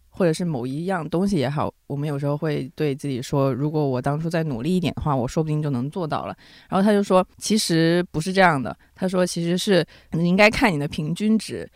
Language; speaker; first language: Chinese; non-native, local second language; Cantonese